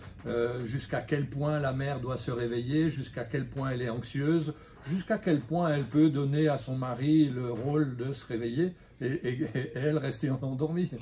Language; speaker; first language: French; native; French